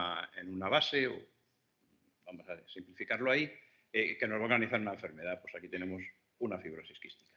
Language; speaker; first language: Spanish; native; Spanish